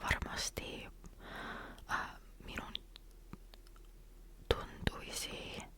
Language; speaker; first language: Finnish; non-native, learner; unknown